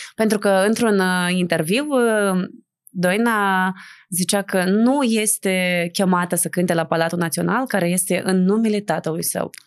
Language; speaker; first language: Romanian; native; Romanian